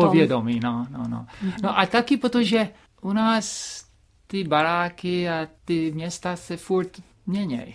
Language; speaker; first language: Czech; early bilingual, heritage; Czech